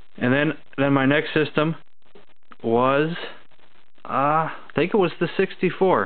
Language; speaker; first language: English; native; English